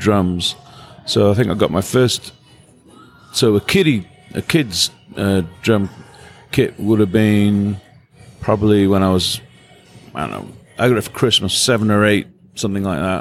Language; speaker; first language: English; native; English